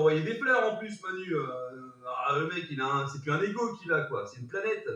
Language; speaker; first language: French; native; French